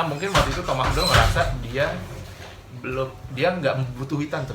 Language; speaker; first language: Indonesian; native; Indonesian